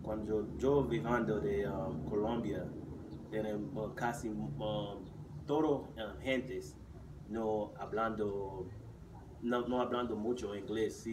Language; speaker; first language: Spanish; non-native, learner; English